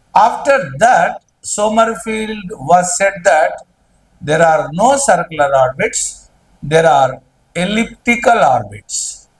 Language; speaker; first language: English; non-native, local second language; Telugu